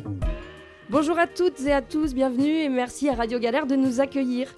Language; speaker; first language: French; native; French